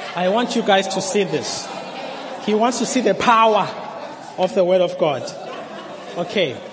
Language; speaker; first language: English; non-native, local second language; Xhosa